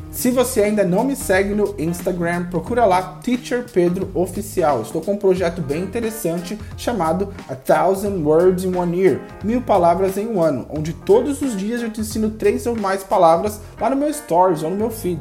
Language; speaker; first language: Portuguese; native; Portuguese